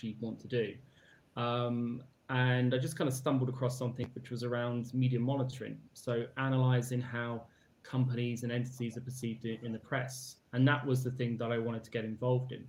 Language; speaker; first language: English; native; English